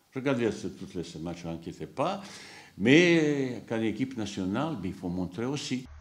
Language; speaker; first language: French; non-native, fluent; Bosnian